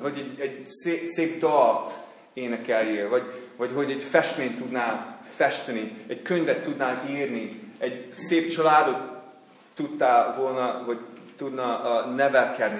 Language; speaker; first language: Hungarian; non-native, fluent; English